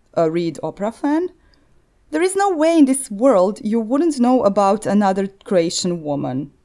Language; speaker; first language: English; non-native, fluent; Croatian